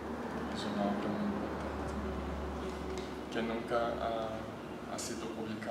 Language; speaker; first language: Spanish; non-native, fluent; Portuguese